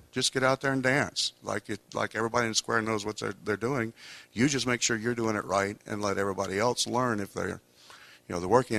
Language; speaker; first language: English; native; English